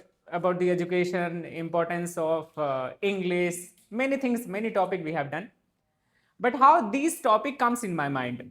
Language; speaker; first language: English; non-native, fluent; Hindi